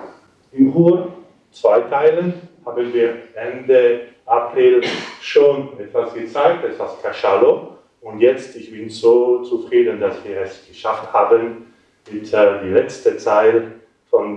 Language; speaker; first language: German; non-native, learner; French